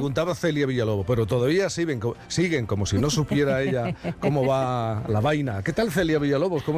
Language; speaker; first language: Spanish; native; Spanish